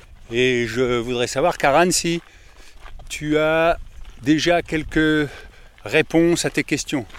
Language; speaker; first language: French; native; French